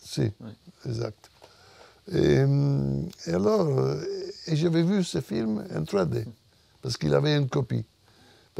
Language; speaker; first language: French; non-native, fluent; Italian